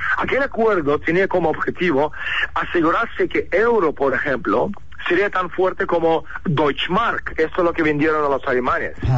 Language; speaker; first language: Spanish; non-native, fluent; Russian